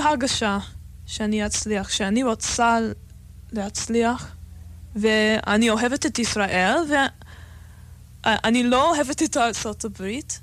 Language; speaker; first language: Hebrew; non-native, fluent; English